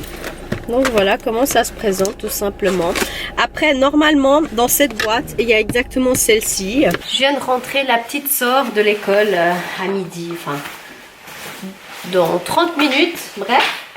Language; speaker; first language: French; native; French